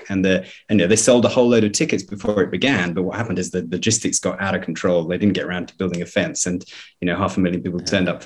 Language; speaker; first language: English; native; English